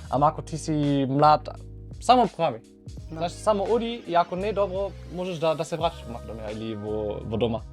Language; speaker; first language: Macedonian; non-native, fluent; German